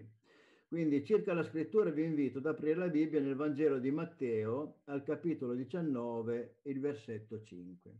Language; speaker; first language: Italian; native; Italian